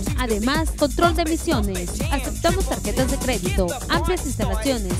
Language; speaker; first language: Spanish; native; Spanish